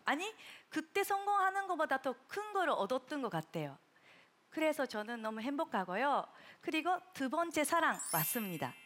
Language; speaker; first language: Korean; non-native, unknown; Japanese